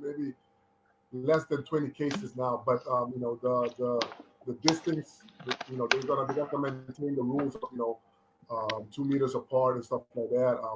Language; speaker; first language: English; non-native, fluent; Papiamento